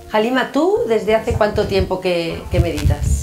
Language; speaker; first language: Spanish; native; Spanish